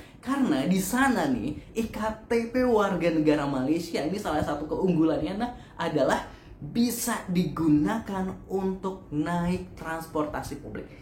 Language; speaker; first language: Indonesian; native; Indonesian